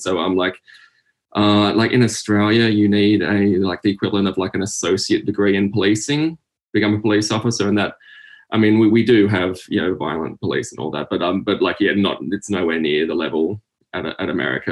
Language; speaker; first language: English; native; English